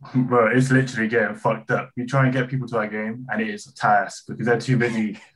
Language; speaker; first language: English; native; English